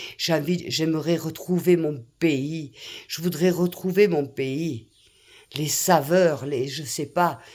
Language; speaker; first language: French; native; French